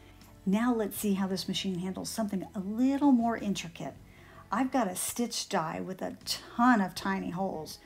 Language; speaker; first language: English; native; English